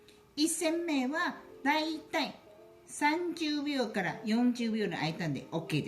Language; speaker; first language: Japanese; non-native, fluent; Chinese